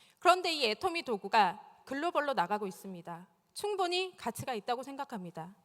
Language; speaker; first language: Korean; native; Korean